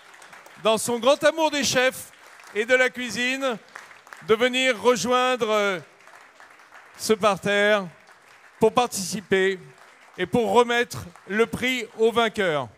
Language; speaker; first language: French; native; French